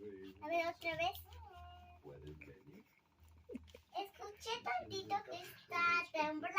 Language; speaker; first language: Spanish; native; Spanish